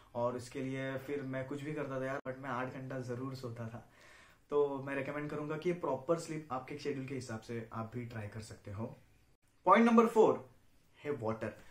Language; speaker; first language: Hindi; non-native, local second language; Marathi